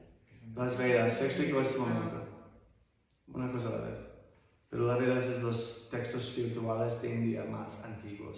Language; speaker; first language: Spanish; non-native, fluent; English